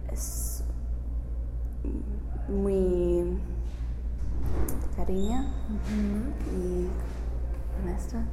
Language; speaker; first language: Spanish; non-native, learner; English